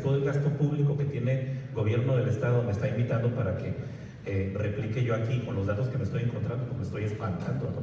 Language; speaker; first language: Spanish; native; Spanish